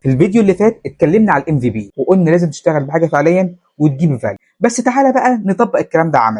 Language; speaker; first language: Arabic; native; Arabic